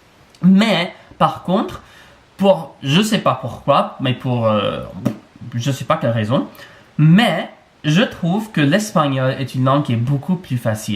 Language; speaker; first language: French; non-native, fluent; English